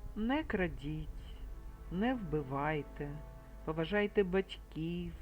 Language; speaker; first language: Ukrainian; native; Ukrainian